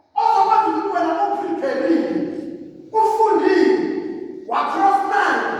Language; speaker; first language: Zulu; non-native, local second language; Swati